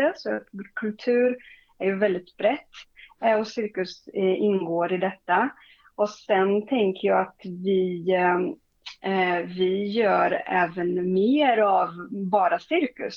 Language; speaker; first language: Swedish; non-native, fluent; Portuguese